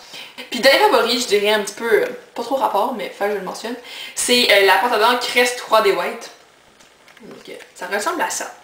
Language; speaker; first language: French; native; French